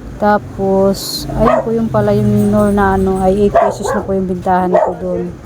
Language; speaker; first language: Filipino; non-native, local second language; Cebuano